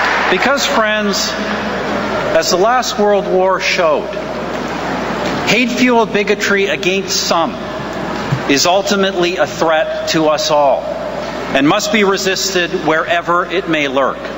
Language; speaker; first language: English; native; English